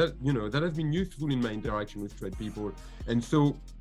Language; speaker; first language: English; non-native, fluent; French